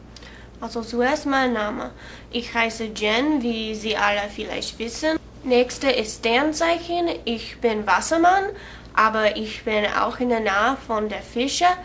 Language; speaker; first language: German; non-native, learner; English